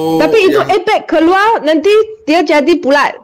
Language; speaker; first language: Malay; non-native, local second language; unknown